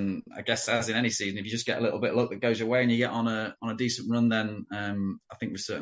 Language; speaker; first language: English; native; English